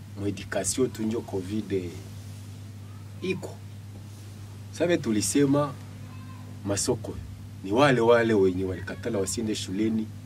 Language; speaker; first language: Swahili; native; Swahili